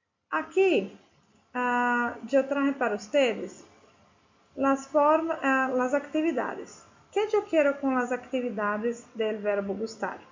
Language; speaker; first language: Spanish; non-native, fluent; Portuguese